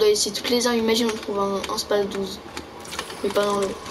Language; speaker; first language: French; native; French